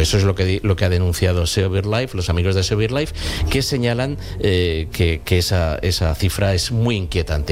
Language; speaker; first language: Spanish; native; Spanish